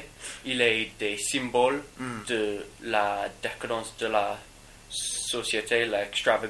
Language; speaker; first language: French; non-native, learner; English